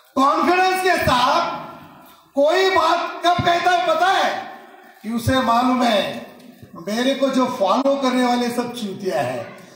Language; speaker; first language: Hindi; non-native, local second language; Marathi